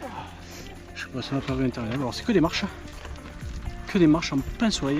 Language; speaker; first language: French; native; French